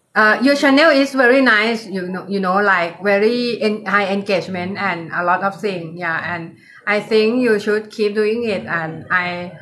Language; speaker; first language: English; non-native, learner; Thai